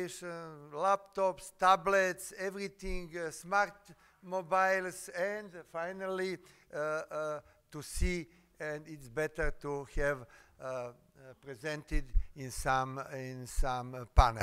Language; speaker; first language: English; non-native, fluent; Serbian